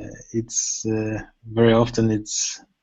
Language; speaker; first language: English; non-native, learner; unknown